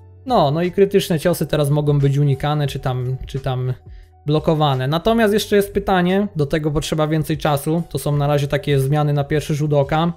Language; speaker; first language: Polish; native; Polish